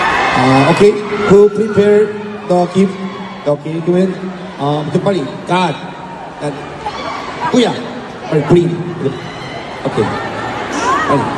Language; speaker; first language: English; non-native, learner; Korean